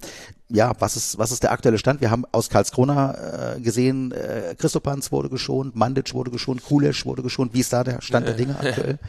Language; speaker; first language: German; native; German